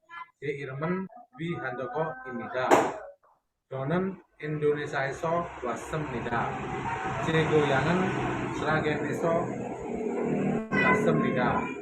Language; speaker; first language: Korean; non-native, learner; Indonesian